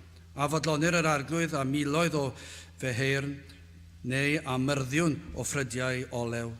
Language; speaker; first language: Welsh; native; Welsh